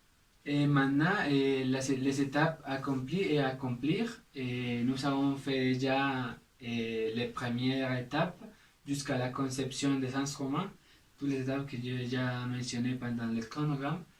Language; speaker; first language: French; non-native, learner; Spanish